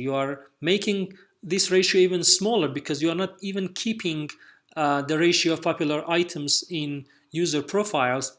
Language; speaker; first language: English; non-native, fluent; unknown